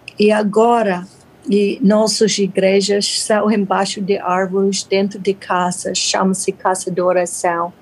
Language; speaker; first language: Portuguese; non-native, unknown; English